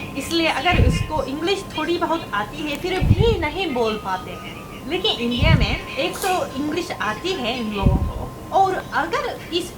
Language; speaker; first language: Hindi; non-native, fluent; Japanese